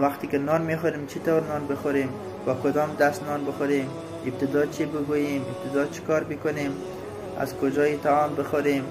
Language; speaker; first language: Persian; native; Persian